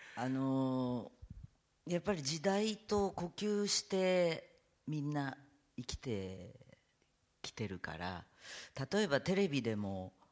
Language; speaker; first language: Japanese; native; Japanese